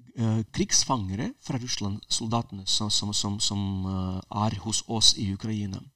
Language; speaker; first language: Norwegian; non-native, fluent; Ukrainian